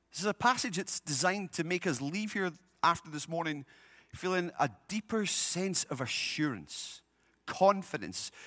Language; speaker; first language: English; native; English